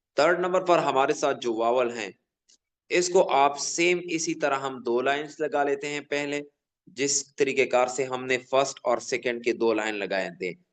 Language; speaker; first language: Urdu; non-native, local second language; Pashto